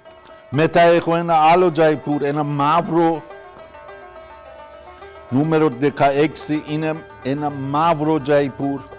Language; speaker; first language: Greek; non-native, learner; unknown